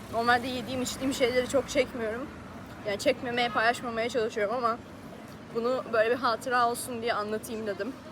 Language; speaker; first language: Turkish; native; Turkish